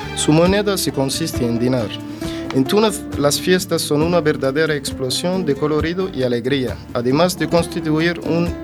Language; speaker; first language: Spanish; non-native, fluent; Arabic